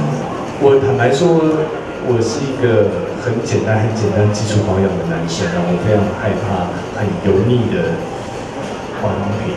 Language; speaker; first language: Chinese; native; Chinese